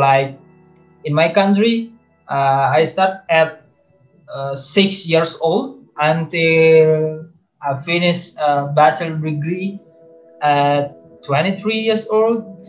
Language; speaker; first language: English; non-native, learner; Indonesian